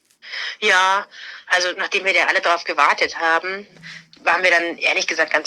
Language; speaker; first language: German; native; German